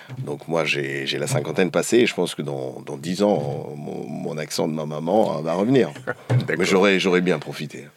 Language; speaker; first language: French; non-native, fluent; Portuguese